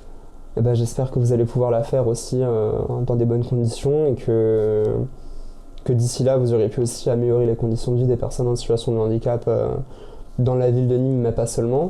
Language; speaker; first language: French; native; French